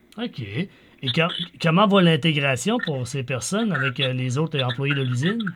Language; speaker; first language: French; native; French